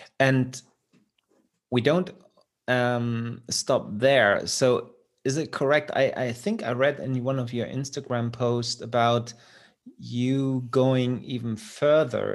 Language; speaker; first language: English; non-native, fluent; German